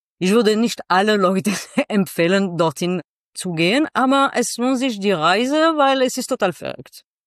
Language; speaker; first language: German; non-native, local second language; French